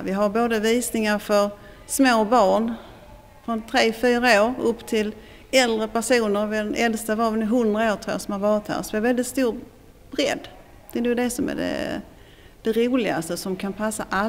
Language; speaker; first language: Swedish; native; Swedish